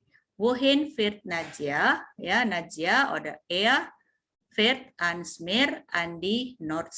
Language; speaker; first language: German; non-native, fluent; Indonesian